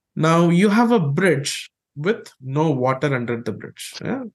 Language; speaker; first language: English; non-native, local second language; Malayalam